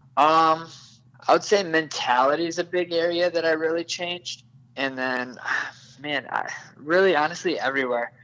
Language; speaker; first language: English; native; English